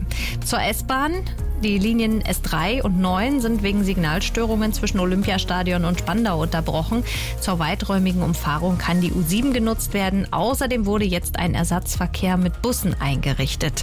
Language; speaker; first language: German; native; German